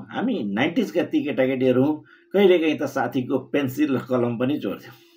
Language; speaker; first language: Nepali; native; Nepali